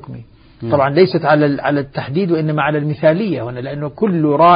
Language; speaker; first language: Arabic; native; Arabic